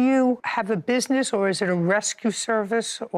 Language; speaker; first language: English; native; English